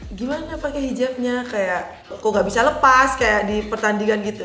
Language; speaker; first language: Indonesian; native; Indonesian